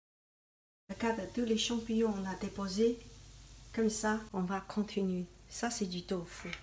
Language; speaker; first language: French; non-native, learner; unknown